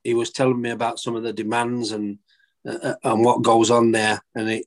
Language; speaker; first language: English; native; English